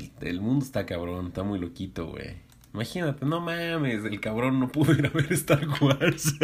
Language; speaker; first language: Spanish; native; Spanish